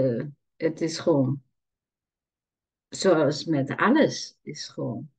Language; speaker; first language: Dutch; non-native, learner; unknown